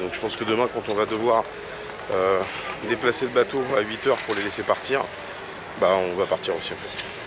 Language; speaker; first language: French; native; French